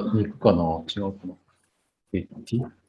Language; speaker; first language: Japanese; non-native, fluent; Tatar